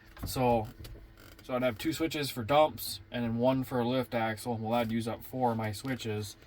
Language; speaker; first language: English; native; English